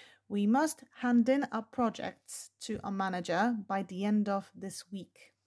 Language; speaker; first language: English; non-native, fluent; Polish